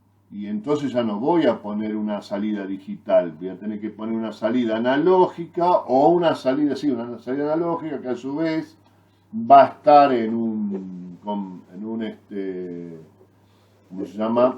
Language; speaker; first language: Spanish; native; Spanish